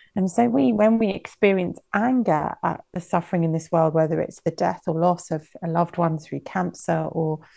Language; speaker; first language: English; native; English